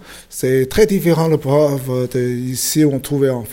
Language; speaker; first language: French; non-native, fluent; Chinese